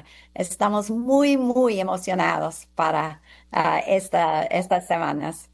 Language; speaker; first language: Spanish; non-native, fluent; English